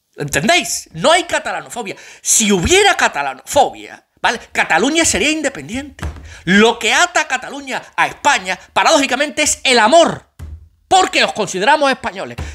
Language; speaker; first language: Spanish; native; Spanish